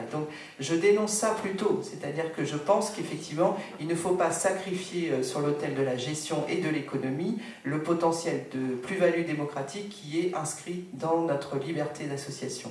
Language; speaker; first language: French; native; French